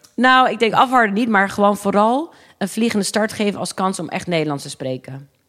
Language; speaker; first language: Dutch; early bilingual, other home language; English